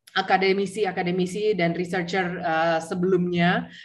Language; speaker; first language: Indonesian; early bilingual, heritage; Indonesian